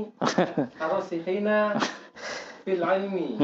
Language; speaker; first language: Arabic; non-native, fluent; Indonesian